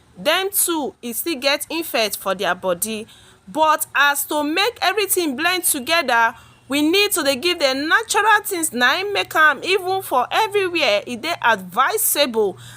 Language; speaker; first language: Nigerian Pidgin; native; Nigerian Pidgin